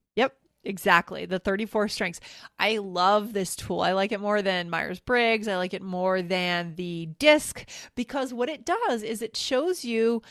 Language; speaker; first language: English; native; English